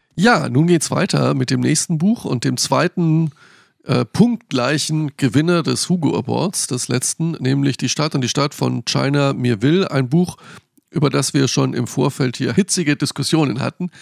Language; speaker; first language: German; native; German